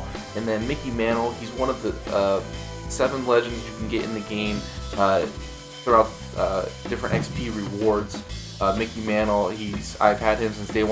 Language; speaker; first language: English; native; English